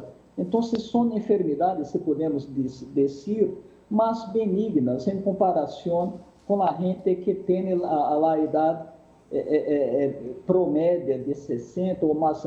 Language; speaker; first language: Spanish; non-native, fluent; Portuguese